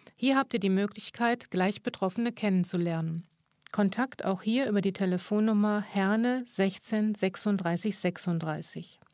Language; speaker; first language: German; native; German